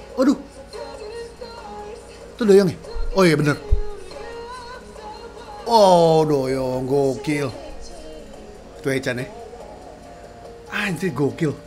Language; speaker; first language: Indonesian; native; Indonesian